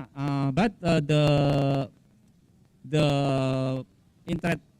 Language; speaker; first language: English; non-native, fluent; Indonesian